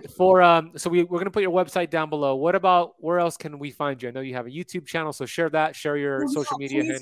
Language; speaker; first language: English; native; English